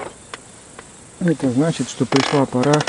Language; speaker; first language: Russian; native; Russian